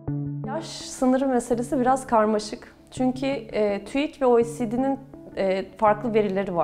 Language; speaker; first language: Turkish; native; Turkish